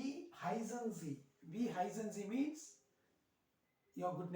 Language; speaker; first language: German; non-native, learner; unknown